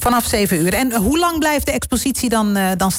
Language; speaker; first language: Dutch; native; Dutch